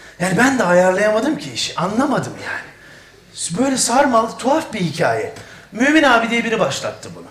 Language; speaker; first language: Turkish; native; Turkish